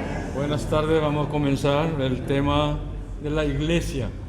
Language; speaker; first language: Spanish; non-native, learner; Korean